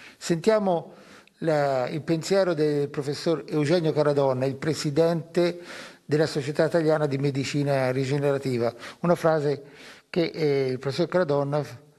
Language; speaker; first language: Italian; native; Italian